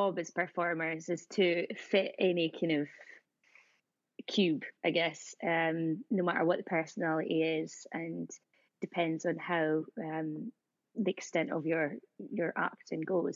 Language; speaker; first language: English; native; English